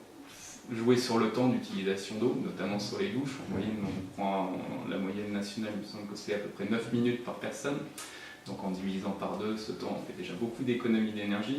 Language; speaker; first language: French; native; French